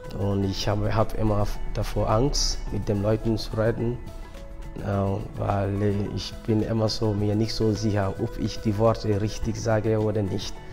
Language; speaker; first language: German; non-native, learner; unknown